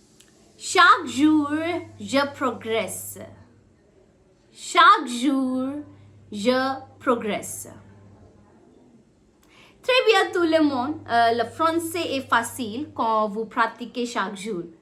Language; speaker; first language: French; non-native, fluent; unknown